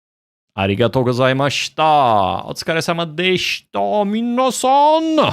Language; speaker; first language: Japanese; non-native, learner; English